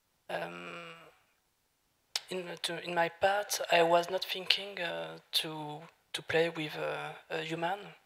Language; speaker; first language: English; non-native, learner; French